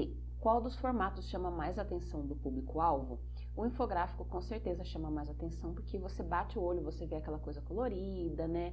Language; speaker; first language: Portuguese; native; Portuguese